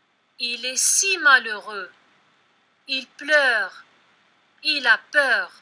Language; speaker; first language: French; non-native, local second language; Arabic